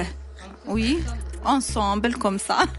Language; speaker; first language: French; non-native, learner; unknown